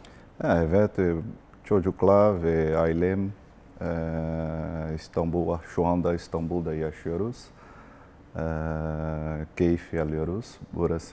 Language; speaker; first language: Turkish; non-native, learner; Portuguese